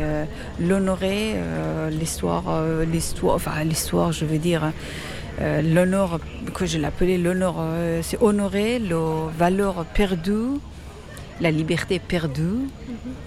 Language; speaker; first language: French; non-native, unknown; Persian